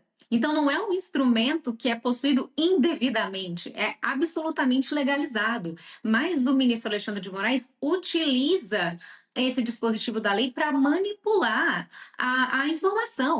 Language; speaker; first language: Portuguese; native; Portuguese